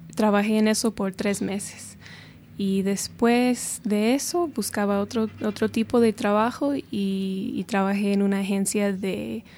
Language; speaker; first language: Spanish; non-native, fluent; English